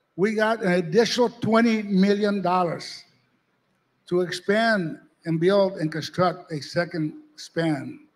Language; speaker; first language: English; early bilingual, other home language; Spanish